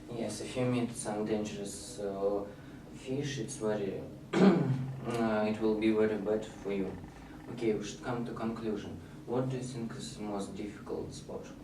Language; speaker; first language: English; non-native, learner; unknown